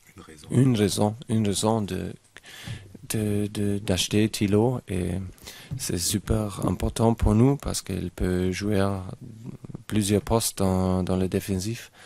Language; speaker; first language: French; non-native, fluent; German